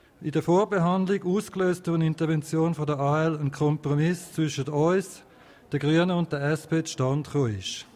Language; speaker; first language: German; native; German